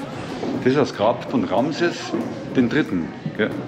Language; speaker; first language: German; native; German